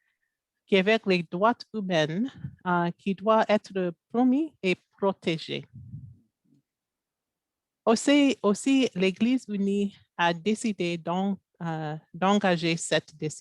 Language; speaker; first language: French; non-native, local second language; English